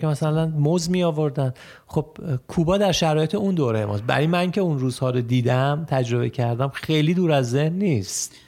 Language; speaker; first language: Persian; native; Persian